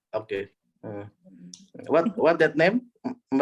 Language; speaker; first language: English; non-native, learner; Indonesian